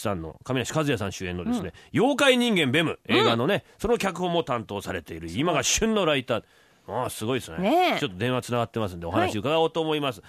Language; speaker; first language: Japanese; native; Japanese